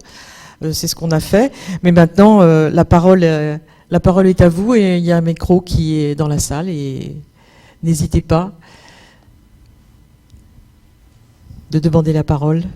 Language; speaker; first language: French; native; French